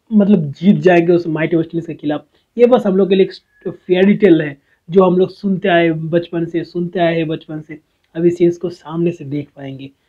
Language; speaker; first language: Hindi; non-native, local second language; Bangla